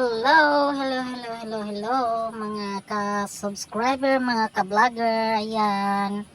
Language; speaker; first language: Filipino; non-native, local second language; Cebuano